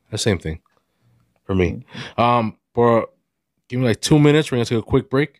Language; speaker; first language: English; early bilingual, other home language; Spanish